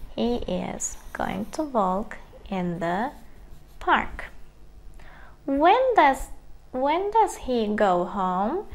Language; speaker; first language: English; non-native, fluent; Turkish